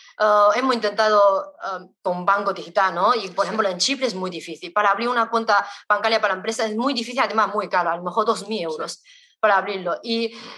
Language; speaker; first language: Spanish; non-native, fluent; Chinese